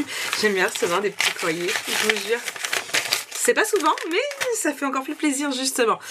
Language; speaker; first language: French; native; French